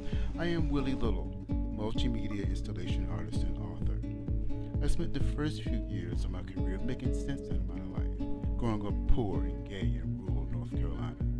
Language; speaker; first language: English; native; English